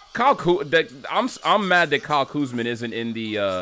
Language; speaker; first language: English; native; English